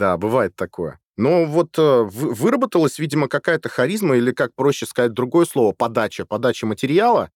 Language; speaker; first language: Russian; native; Russian